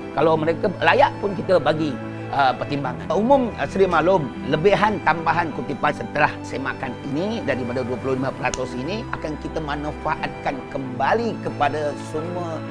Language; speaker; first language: Malay; non-native, local second language; Chinese